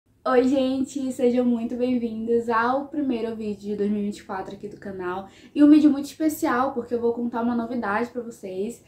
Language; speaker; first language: Portuguese; native; Portuguese